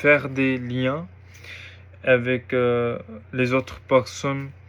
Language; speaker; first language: French; non-native, learner; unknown